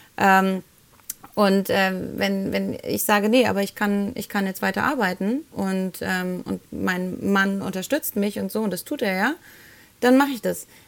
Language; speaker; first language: German; early bilingual, other home language; Spanish